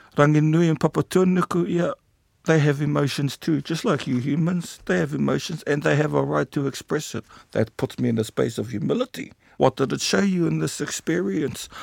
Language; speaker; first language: English; native; English